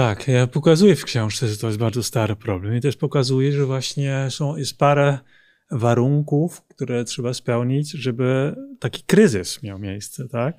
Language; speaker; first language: Polish; non-native, fluent; Dutch